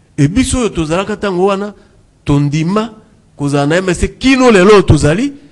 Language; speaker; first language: Lingala; native; Lingala